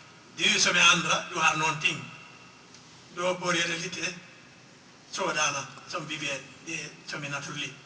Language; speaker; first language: Swedish; non-native, fluent; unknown